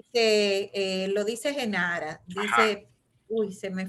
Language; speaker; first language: Spanish; native; Spanish